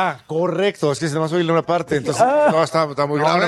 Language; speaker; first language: Spanish; native; Spanish